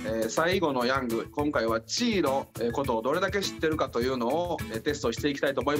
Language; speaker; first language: Japanese; native; Japanese